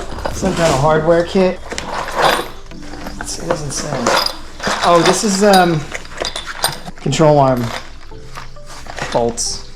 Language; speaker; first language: English; native; English